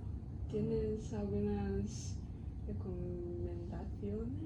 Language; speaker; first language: Spanish; non-native, learner; Cantonese